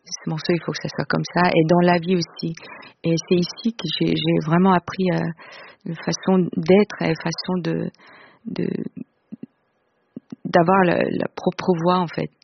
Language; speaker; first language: French; non-native, fluent; Korean